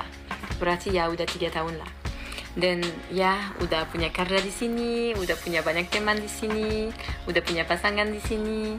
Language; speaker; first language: Indonesian; non-native, fluent; French